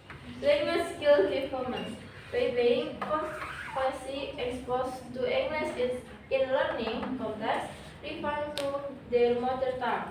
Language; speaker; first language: English; non-native, learner; Indonesian